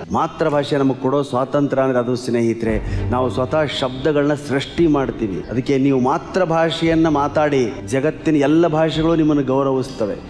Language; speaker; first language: Kannada; native; Kannada